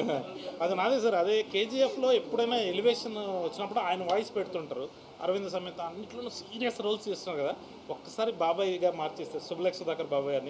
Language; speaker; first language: Telugu; native; Telugu